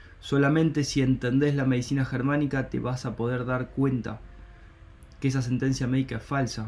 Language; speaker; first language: Spanish; native; Spanish